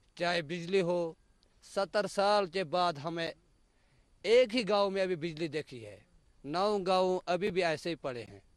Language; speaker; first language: Hindi; non-native, local second language; Kashmiri